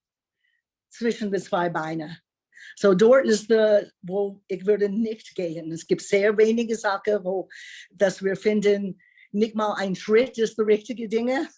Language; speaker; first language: German; non-native, learner; English